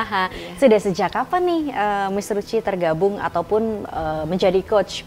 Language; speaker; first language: Indonesian; native; Indonesian